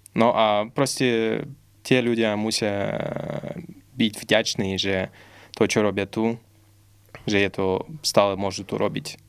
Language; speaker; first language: Slovak; non-native, fluent; Russian